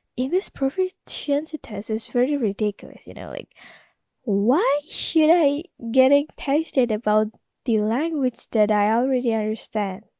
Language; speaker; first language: English; non-native, learner; Indonesian